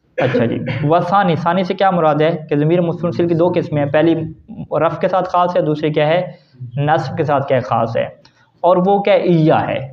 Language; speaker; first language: Urdu; native; Urdu